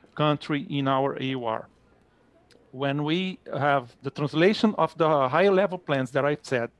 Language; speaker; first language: English; non-native, fluent; Portuguese